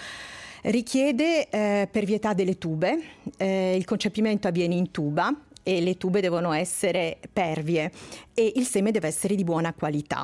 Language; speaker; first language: Italian; native; Italian